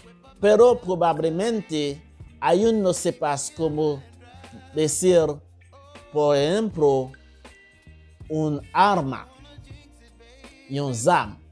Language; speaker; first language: Spanish; non-native, local second language; Haitian Creole